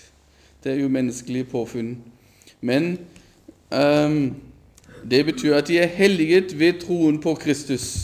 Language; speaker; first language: Norwegian; non-native, fluent; German